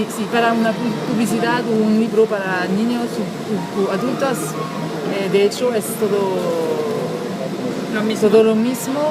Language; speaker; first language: Spanish; non-native, learner; French